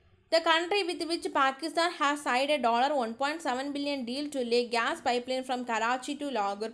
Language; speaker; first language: English; non-native, local second language; Tamil